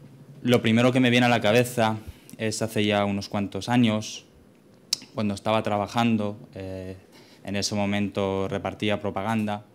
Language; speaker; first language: Spanish; native; Spanish